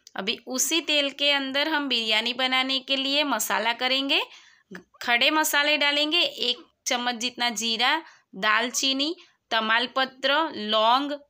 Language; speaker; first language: Hindi; non-native, local second language; Gujarati